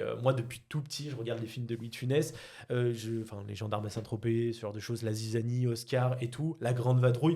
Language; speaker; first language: French; native; French